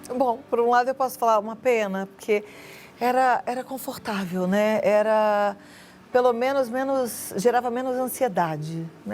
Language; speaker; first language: Portuguese; native; Portuguese